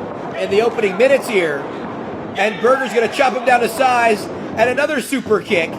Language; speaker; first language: English; native; English